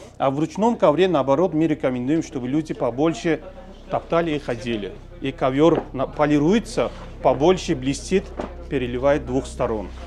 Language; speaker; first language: Russian; non-native, local second language; Tajik